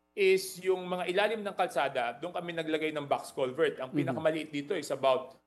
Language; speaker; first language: Filipino; native; Filipino